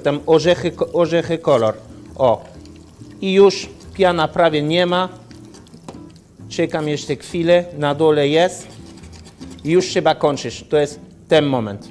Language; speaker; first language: Polish; non-native, learner; French